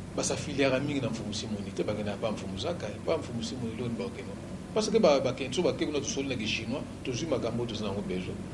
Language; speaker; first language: Lingala; non-native, local second language; Kongo